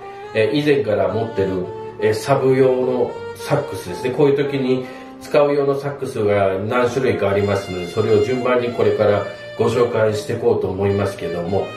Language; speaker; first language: Japanese; native; Japanese